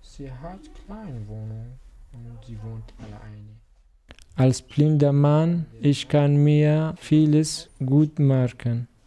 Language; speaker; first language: German; non-native, learner; Arabic